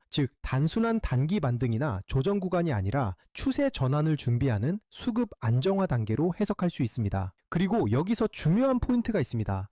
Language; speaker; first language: Korean; native; Korean